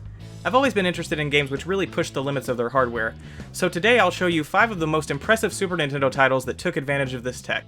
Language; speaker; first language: English; native; English